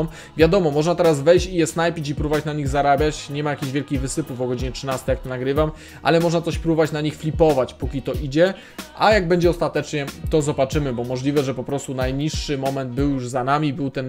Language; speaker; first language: Polish; native; Polish